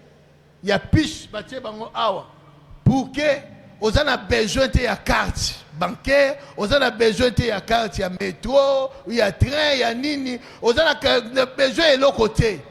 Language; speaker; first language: French; non-native, local second language; Lingala